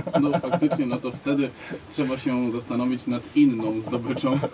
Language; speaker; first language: Polish; native; Polish